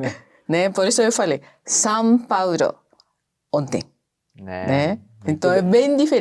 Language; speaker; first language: Portuguese; non-native, fluent; Japanese